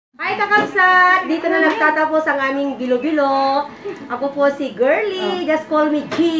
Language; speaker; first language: Filipino; non-native, local second language; Iloko